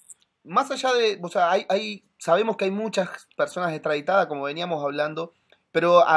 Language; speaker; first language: Spanish; native; Spanish